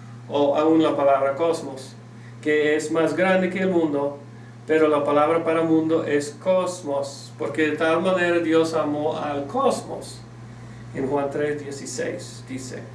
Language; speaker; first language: Spanish; non-native, fluent; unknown